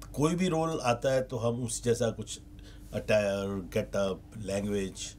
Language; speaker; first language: Hindi; native; Hindi